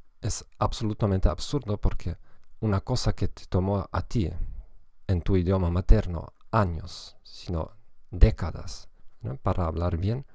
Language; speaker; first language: Spanish; non-native, fluent; German